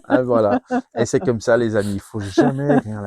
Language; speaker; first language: French; non-native, fluent; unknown